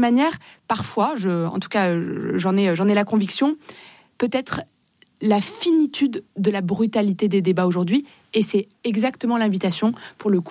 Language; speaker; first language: French; native; French